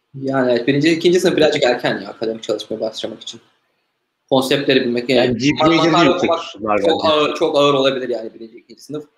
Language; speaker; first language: Turkish; native; Turkish